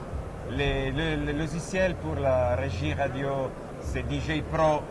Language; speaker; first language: French; non-native, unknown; Italian